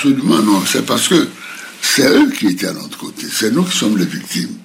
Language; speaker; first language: French; non-native, local second language; Fon